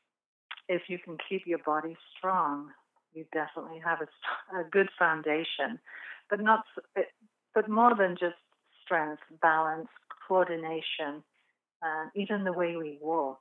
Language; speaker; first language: English; native; English